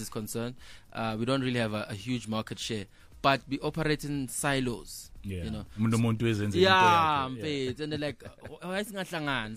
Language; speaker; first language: English; non-native, local second language; Zulu